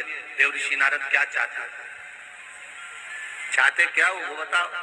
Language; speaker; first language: Hindi; native; Hindi